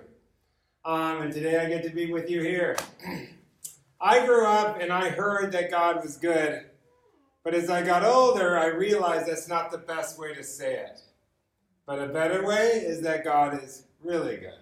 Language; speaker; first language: English; native; English